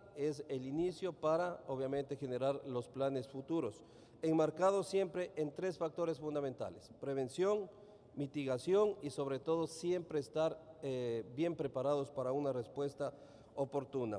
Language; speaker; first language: Spanish; native; Spanish